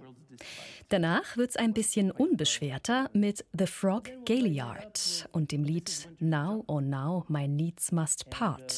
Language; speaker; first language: German; native; German